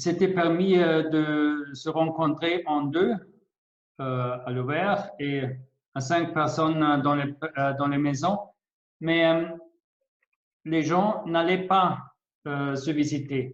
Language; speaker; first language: French; non-native, fluent; German